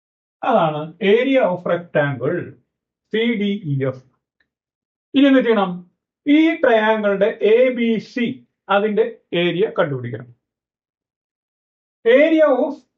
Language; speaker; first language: Malayalam; native; Malayalam